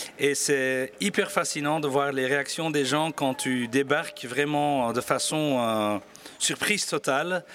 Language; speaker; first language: French; native; French